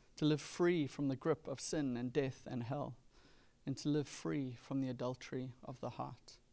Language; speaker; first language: English; native; English